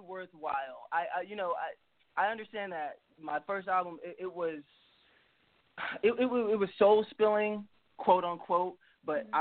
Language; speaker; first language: English; native; English